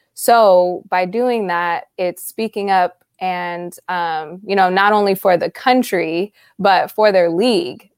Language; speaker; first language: English; native; English